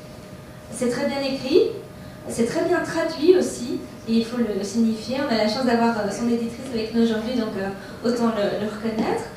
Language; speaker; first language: French; native; French